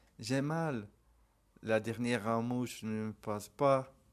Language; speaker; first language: French; non-native, learner; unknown